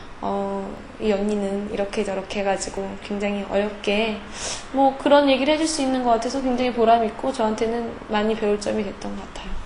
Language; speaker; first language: Korean; native; Korean